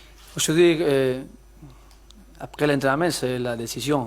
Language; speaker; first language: French; non-native, learner; Spanish